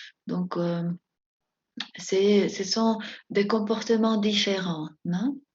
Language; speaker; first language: French; non-native, fluent; Spanish